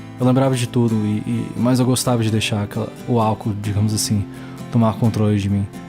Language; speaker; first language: Portuguese; early bilingual, heritage; English